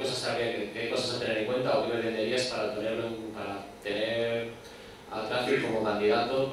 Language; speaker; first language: Spanish; native; Spanish